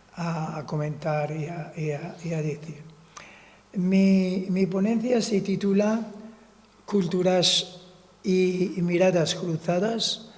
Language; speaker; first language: Spanish; non-native, fluent; Arabic